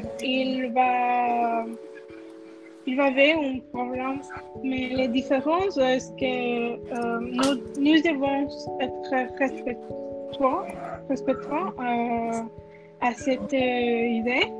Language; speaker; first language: French; non-native, learner; Spanish